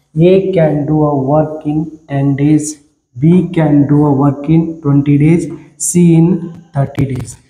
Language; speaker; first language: English; non-native, local second language; Kannada